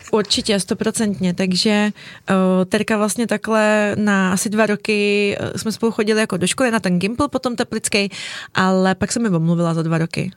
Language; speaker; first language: Czech; early bilingual, other home language; Russian